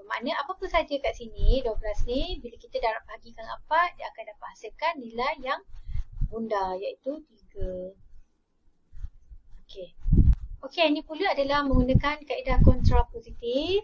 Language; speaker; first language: Malay; native; Malay